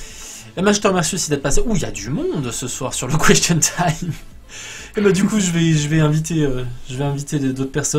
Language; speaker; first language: French; native; French